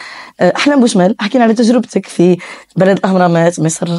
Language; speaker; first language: Arabic; native; Arabic